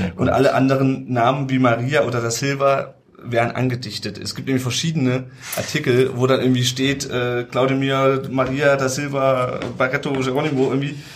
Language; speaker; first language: German; native; German